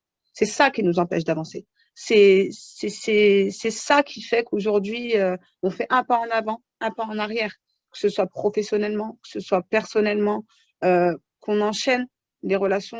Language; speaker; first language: French; native; French